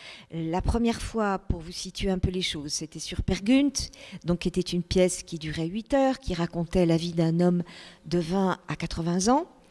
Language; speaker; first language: French; native; French